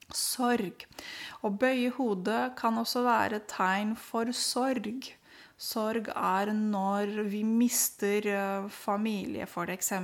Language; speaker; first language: Norwegian; non-native, fluent; Romanian